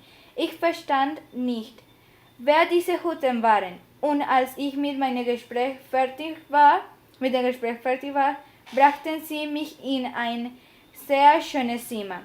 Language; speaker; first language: German; non-native, learner; Spanish